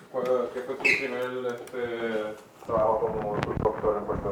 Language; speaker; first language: Spanish; early bilingual, heritage; English